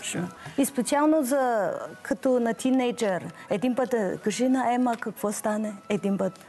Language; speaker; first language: Bulgarian; non-native, learner; Chinese